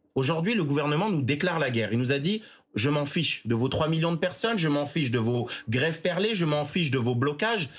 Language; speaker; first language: French; native; French